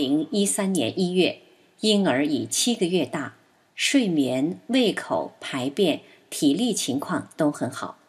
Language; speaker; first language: Chinese; native; Chinese